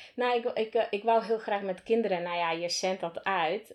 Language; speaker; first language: Dutch; non-native, fluent; Slovak